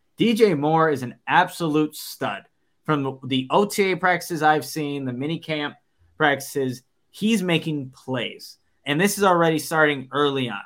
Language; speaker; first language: English; native; English